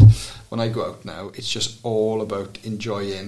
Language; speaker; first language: English; native; English